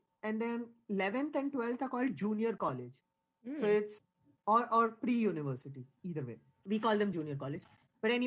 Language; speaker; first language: English; non-native, local second language; Hindi